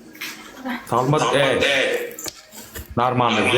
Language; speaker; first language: Russian; non-native, learner; Turkmen